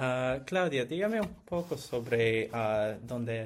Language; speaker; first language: Spanish; non-native, learner; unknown